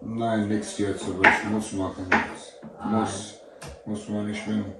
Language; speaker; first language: German; non-native, learner; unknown